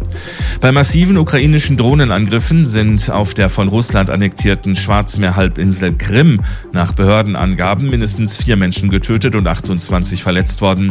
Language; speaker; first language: German; native; German